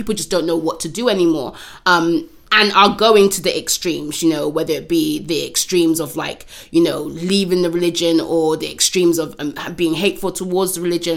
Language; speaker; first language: English; native; English